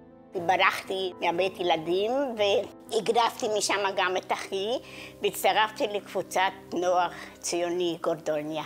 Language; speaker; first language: Hebrew; non-native, fluent; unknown